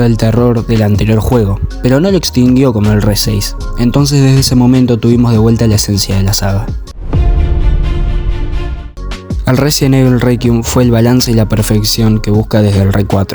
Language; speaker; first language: Spanish; native; Spanish